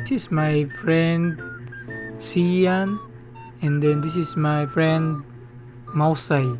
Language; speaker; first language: English; non-native, learner; Cebuano